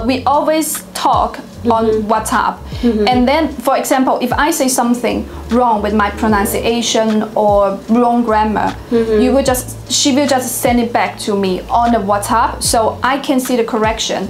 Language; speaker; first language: English; non-native, fluent; Chinese